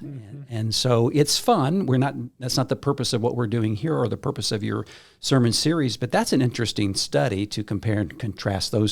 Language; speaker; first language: English; native; English